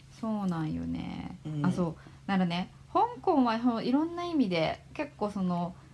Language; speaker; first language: Japanese; native; Japanese